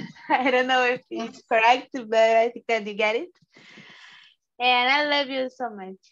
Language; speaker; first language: English; non-native, learner; Portuguese